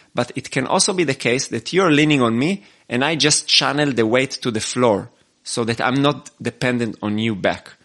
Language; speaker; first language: English; non-native, fluent; Hebrew